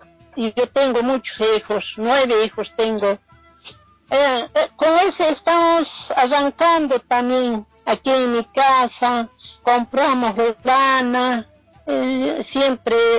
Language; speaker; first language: Spanish; non-native, local second language; Quechua